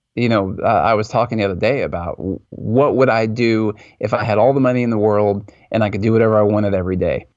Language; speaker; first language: English; native; English